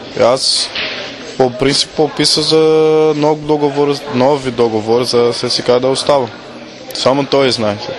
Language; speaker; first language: Bulgarian; non-native, learner; Portuguese